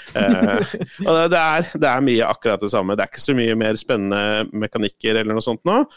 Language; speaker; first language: Norwegian; non-native, fluent; Spanish